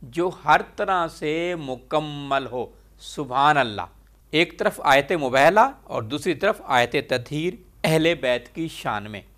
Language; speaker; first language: Urdu; non-native, local second language; Punjabi